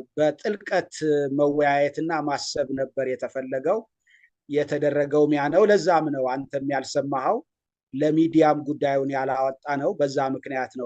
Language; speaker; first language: Amharic; non-native, local second language; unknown